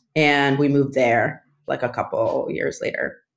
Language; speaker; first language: English; early bilingual, other home language; Russian